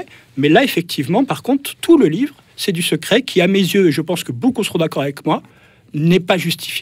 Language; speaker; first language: French; native; French